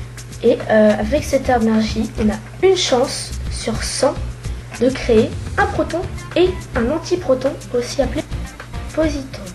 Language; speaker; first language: French; native; French